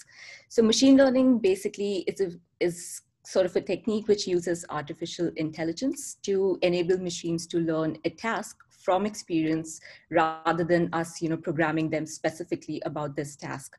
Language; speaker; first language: English; non-native, local second language; Hindi